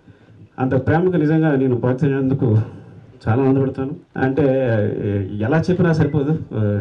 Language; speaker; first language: Telugu; native; Telugu